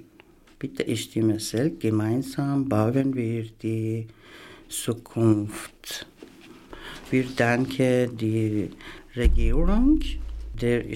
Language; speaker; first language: German; non-native, learner; Persian